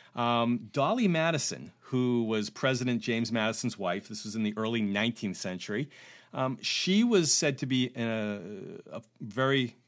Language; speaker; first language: English; native; English